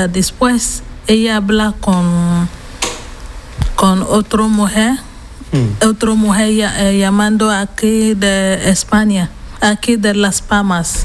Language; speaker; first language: Spanish; non-native, learner; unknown